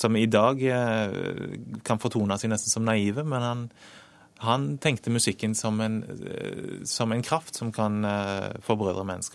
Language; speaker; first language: Norwegian; native; Norwegian